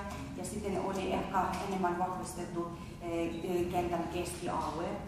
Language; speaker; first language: Finnish; non-native, fluent; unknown